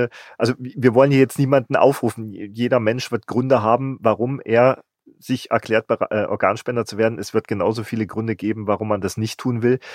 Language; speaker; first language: German; native; German